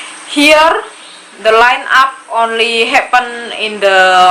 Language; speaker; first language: English; non-native, learner; Indonesian